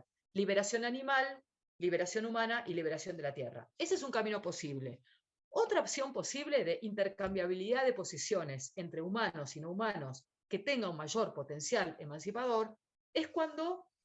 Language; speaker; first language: Spanish; native; Spanish